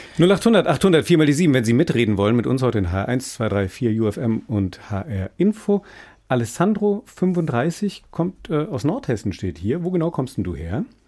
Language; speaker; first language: German; native; German